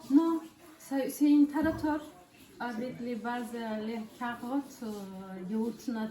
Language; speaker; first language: French; non-native, fluent; Turkish